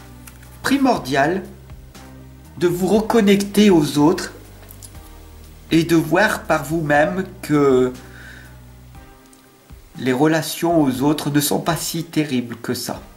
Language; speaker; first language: French; native; French